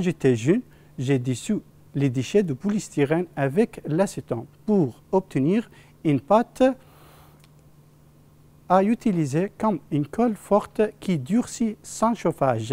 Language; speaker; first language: French; non-native, fluent; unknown